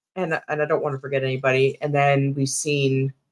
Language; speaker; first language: English; native; English